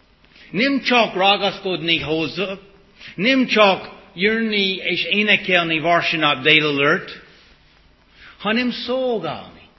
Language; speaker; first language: Hungarian; non-native, fluent; English